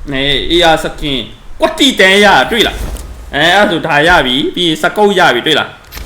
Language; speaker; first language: Burmese; native; Burmese